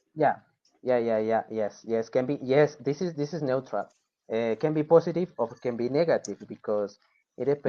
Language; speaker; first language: English; non-native, fluent; Spanish